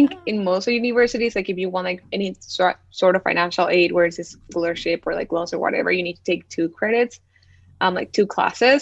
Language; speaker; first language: English; non-native, fluent; Spanish